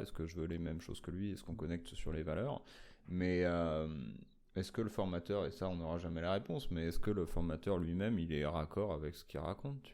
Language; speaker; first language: French; native; French